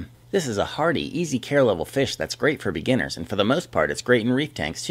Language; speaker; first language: English; native; English